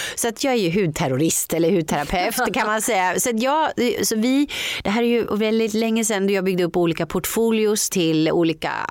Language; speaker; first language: Swedish; native; Swedish